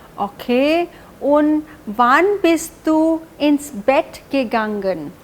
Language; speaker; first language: German; non-native, fluent; Hindi